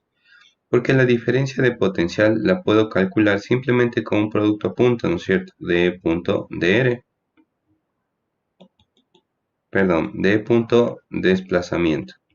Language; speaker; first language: Spanish; native; Spanish